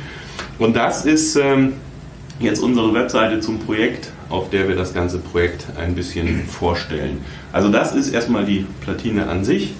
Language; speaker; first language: German; native; German